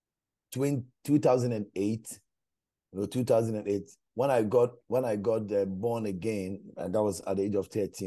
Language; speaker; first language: English; non-native, local second language; Akan